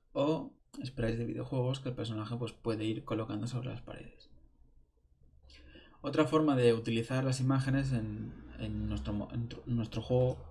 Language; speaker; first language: Spanish; native; Spanish